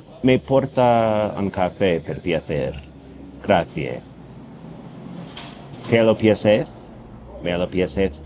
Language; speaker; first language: Italian; non-native, learner; English